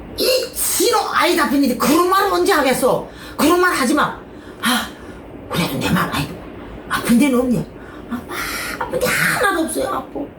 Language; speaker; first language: Korean; native; Korean